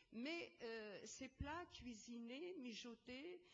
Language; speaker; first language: French; non-native, local second language; Arabic